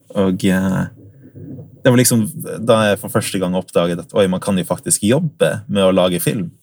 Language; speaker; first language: Norwegian; early bilingual, other home language; English